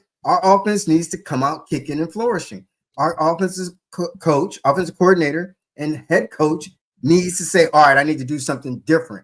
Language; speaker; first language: English; native; English